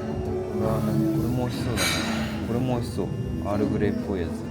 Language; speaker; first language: Japanese; native; Japanese